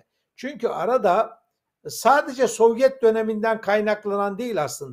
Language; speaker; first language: Turkish; native; Turkish